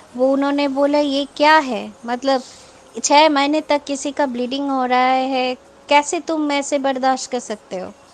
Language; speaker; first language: Hindi; non-native, local second language; Bangla